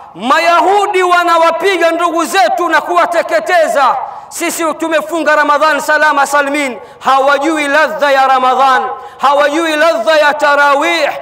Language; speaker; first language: Swahili; native; Swahili